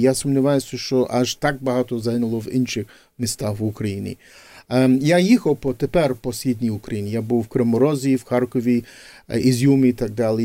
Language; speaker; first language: Ukrainian; early bilingual, heritage; English